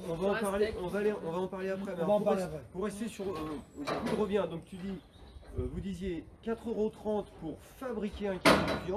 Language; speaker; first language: French; native; French